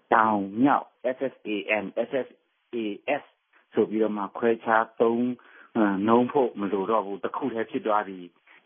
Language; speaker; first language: Burmese; non-native, local second language; Shan